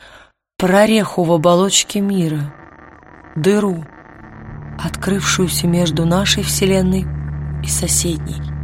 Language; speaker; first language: Russian; native; Russian